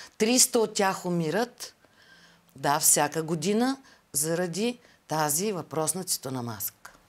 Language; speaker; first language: Bulgarian; native; Bulgarian